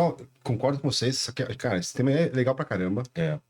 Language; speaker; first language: Portuguese; native; Portuguese